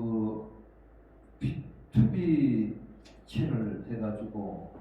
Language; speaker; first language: Korean; native; Korean